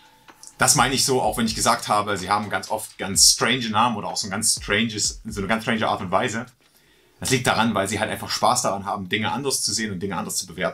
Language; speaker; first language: German; native; German